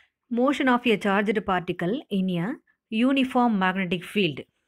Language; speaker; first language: English; non-native, local second language; Tamil